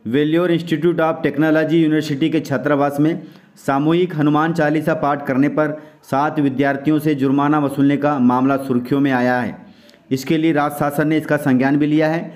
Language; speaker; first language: Hindi; native; Hindi